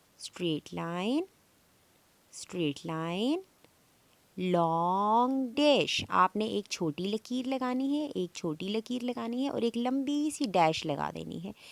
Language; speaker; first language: Urdu; native; Urdu